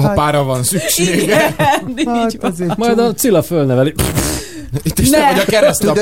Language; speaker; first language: Hungarian; native; Hungarian